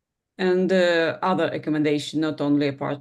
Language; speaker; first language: English; non-native, learner; Russian